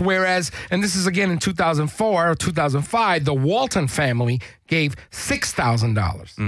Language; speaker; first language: English; early bilingual, other home language; Spanish